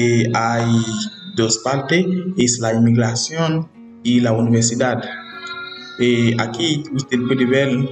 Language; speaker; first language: Spanish; non-native, learner; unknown